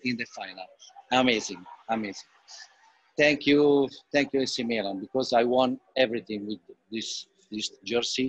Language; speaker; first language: English; non-native, learner; Italian